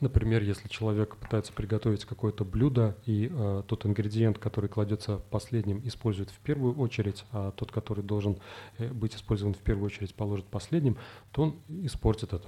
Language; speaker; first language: Russian; native; Russian